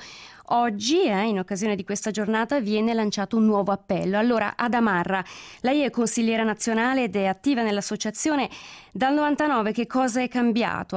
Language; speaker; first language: Italian; native; Italian